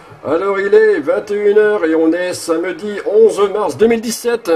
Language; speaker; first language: French; native; French